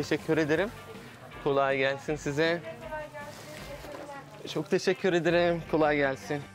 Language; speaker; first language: Turkish; non-native, fluent; Arabic